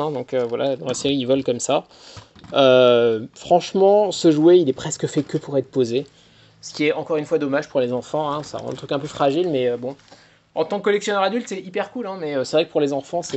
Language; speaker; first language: French; native; French